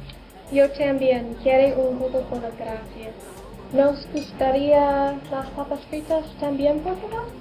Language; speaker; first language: Spanish; non-native, learner; English